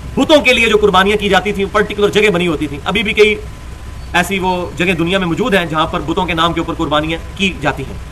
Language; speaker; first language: Urdu; non-native, local second language; Punjabi